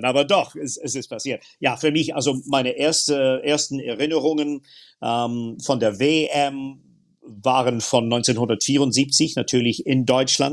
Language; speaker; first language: German; non-native, fluent; English